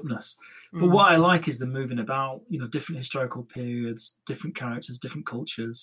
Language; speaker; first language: English; native; English